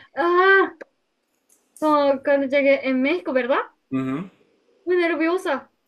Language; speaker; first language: Spanish; non-native, learner; Japanese